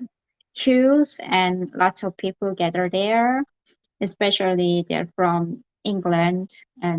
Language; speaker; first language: English; non-native, learner; Korean